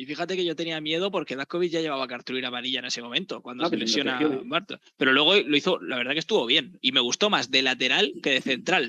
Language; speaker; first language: Spanish; native; Spanish